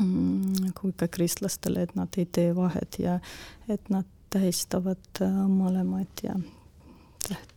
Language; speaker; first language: Estonian; non-native, local second language; Russian